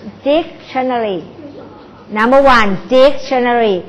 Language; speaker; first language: English; non-native, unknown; Thai